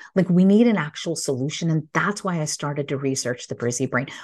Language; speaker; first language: English; early bilingual, other home language; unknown